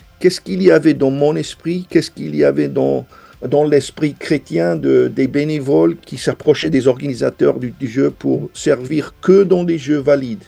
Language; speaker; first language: French; non-native, fluent; English